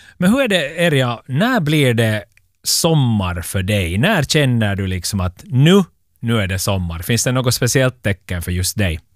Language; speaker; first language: Swedish; native; Swedish